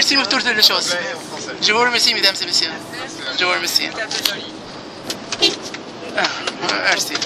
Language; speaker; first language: French; non-native, fluent; Arabic